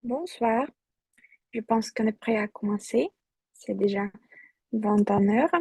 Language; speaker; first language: French; non-native, fluent; Russian